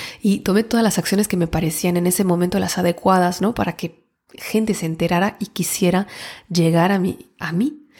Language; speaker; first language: Spanish; non-native, fluent; French